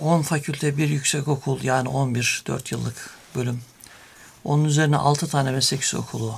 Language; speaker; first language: Turkish; native; Turkish